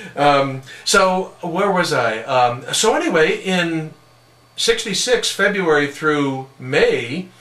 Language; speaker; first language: English; native; English